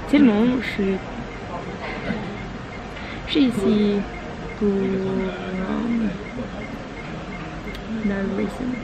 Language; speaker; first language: French; non-native, learner; Norwegian